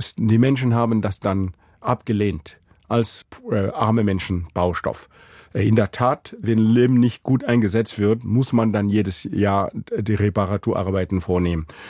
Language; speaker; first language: German; non-native, fluent; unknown